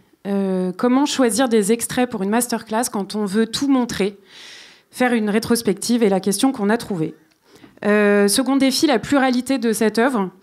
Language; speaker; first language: French; native; French